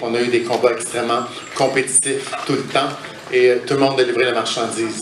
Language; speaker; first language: French; native; French